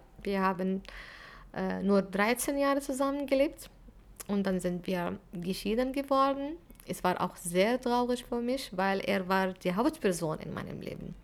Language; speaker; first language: German; non-native, fluent; Arabic